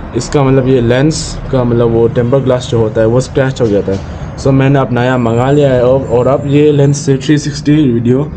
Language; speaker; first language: Hindi; non-native, local second language; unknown